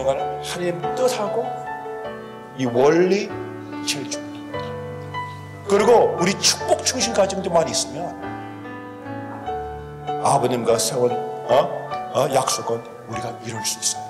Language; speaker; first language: Korean; early bilingual, heritage; Korean